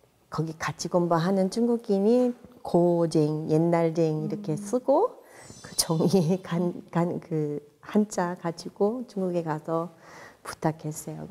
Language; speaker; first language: Korean; non-native, fluent; English